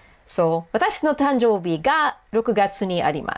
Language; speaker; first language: Japanese; non-native, fluent; English